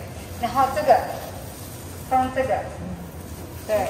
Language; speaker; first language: Chinese; non-native, learner; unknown